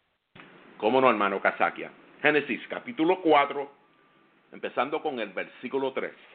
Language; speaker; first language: Spanish; native; Spanish